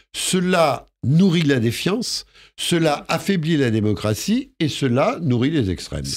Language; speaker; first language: French; native; French